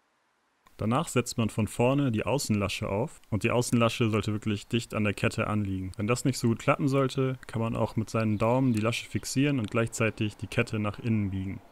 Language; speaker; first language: German; native; German